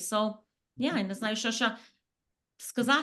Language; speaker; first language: Ukrainian; early bilingual, heritage; Ukrainian